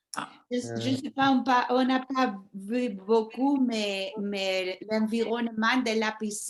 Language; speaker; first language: French; non-native, learner; English